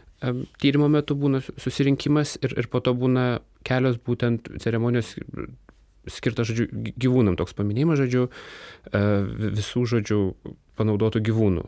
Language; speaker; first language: Lithuanian; native; Lithuanian